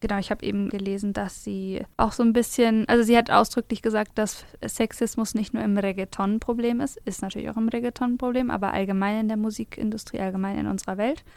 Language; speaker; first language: German; native; German